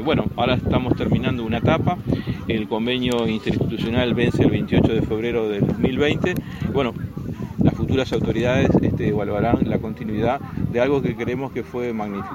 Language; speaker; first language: Spanish; native; Spanish